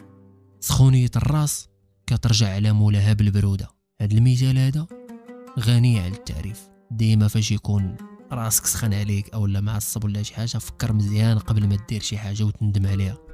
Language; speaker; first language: Arabic; native; Arabic